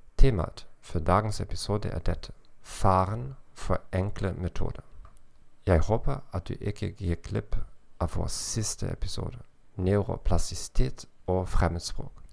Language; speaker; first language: Norwegian; non-native, learner; German